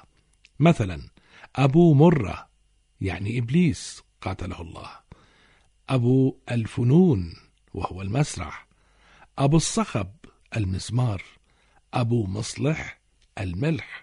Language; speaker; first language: Arabic; native; Arabic